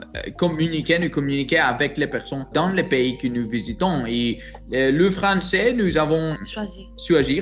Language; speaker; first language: French; non-native, learner; Greek